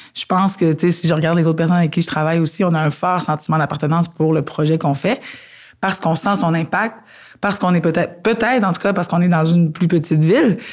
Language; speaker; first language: French; native; French